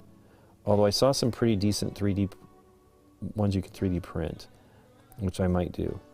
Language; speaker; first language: English; native; English